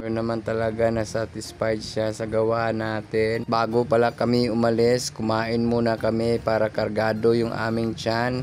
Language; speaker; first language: Filipino; non-native, local second language; Cebuano